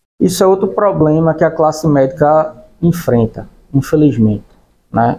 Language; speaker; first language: Portuguese; native; Portuguese